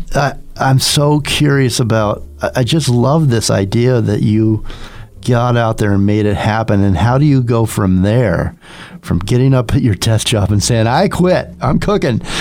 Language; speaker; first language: English; native; English